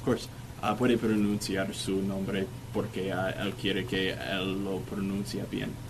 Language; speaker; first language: Spanish; non-native, learner; English